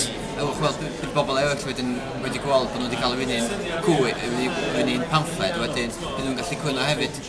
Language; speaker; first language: Welsh; native; Welsh